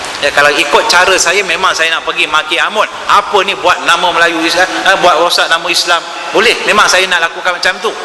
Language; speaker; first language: Malay; non-native, local second language; Tamil